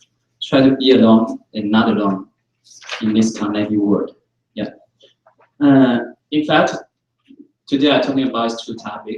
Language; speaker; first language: English; non-native, fluent; Chinese